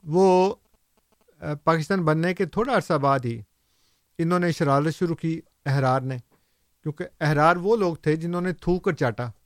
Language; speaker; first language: Urdu; non-native, local second language; Punjabi